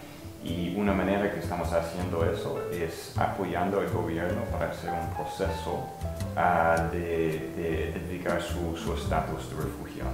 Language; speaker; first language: Spanish; non-native, fluent; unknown